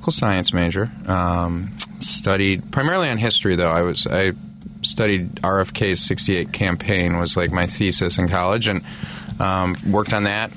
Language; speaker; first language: English; native; English